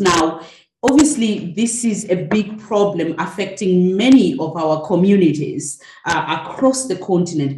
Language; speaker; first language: English; non-native, local second language; Shona